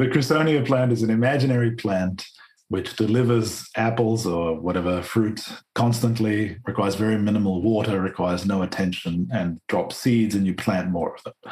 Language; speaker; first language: English; native; English